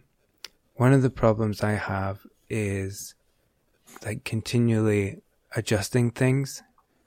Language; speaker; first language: English; native; English